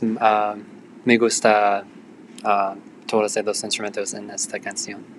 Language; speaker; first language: Spanish; non-native, learner; English